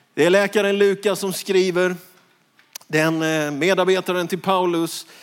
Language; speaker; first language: Swedish; native; Swedish